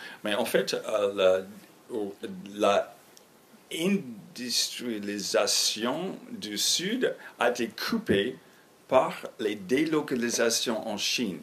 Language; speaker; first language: French; non-native, fluent; English